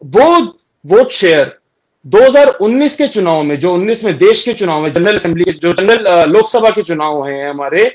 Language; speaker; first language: Hindi; native; Hindi